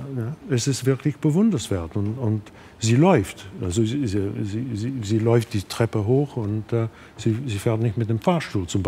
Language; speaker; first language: German; non-native, fluent; English